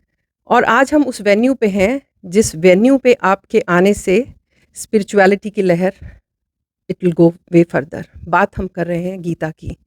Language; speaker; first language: Hindi; native; Hindi